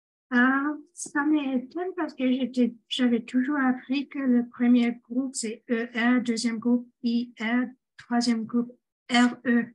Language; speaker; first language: French; non-native, fluent; English